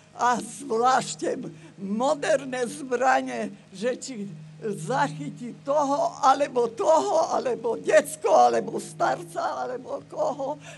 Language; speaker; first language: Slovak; non-native, local second language; Rusyn